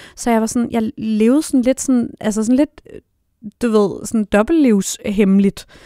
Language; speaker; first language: Danish; native; Danish